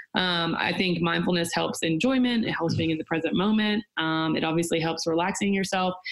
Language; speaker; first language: English; native; English